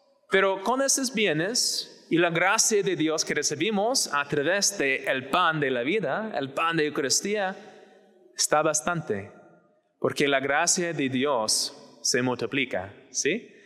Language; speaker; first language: Spanish; non-native, fluent; English